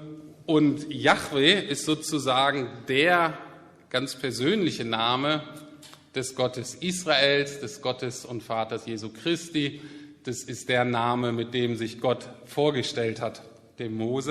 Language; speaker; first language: German; native; German